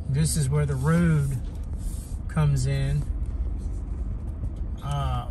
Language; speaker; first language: English; native; English